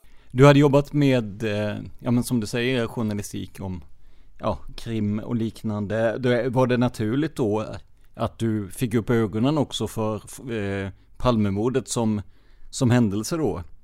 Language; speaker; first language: Swedish; native; Swedish